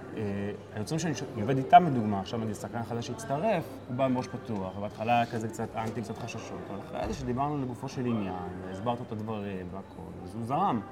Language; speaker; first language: Hebrew; native; Hebrew